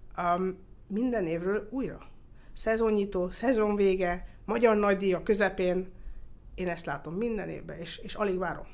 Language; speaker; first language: Hungarian; early bilingual, heritage; Hungarian